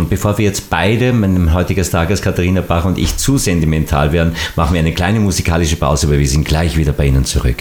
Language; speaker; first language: German; native; German